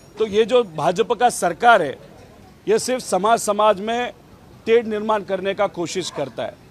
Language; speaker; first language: Hindi; non-native, local second language; Marathi